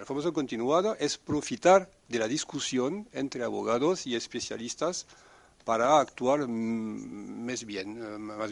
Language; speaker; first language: Spanish; non-native, fluent; French